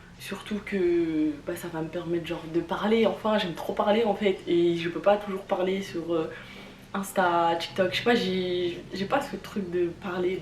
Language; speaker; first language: French; early bilingual, other home language; Vietnamese